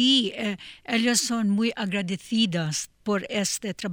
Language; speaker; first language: Spanish; non-native, learner; English